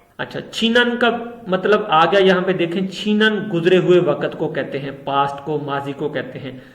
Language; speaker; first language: Urdu; non-native, local second language; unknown